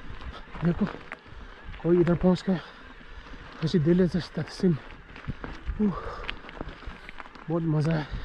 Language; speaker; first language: Hindi; non-native, learner; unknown